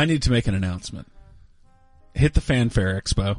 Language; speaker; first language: English; native; English